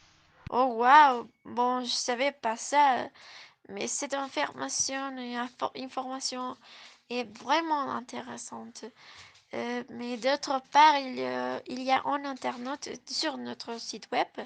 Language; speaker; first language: French; non-native, learner; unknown